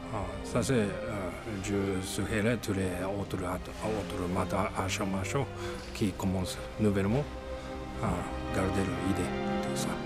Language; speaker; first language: French; non-native, learner; Japanese